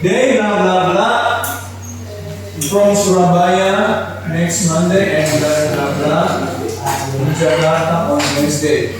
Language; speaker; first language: English; non-native, fluent; Indonesian